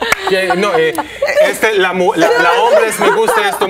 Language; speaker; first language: Spanish; non-native, learner; Hebrew